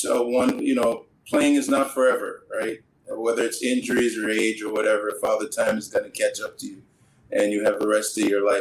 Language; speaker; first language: English; native; English